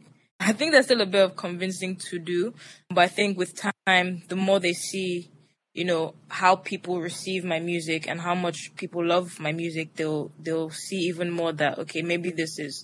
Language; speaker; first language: English; non-native, local second language; Yoruba